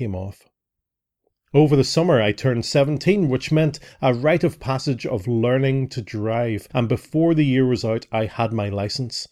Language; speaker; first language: English; native; English